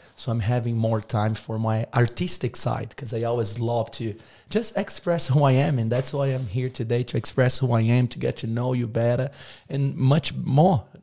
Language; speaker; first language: English; non-native, fluent; Portuguese